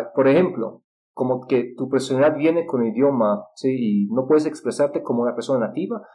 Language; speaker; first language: Spanish; non-native, fluent; Russian